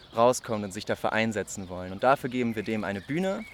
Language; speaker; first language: German; native; German